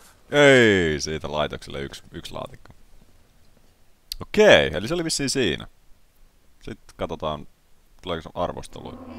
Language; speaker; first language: Finnish; native; Finnish